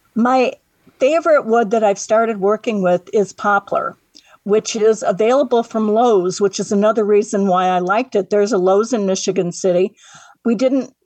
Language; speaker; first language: English; native; English